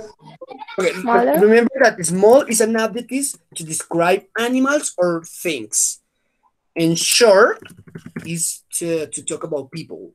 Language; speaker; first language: English; non-native, fluent; Spanish